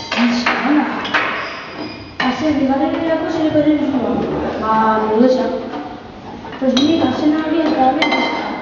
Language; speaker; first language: Basque; non-native, local second language; Spanish